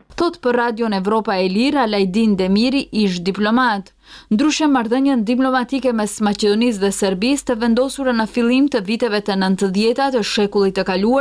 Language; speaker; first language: Albanian; native; Albanian